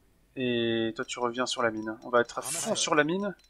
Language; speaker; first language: French; native; French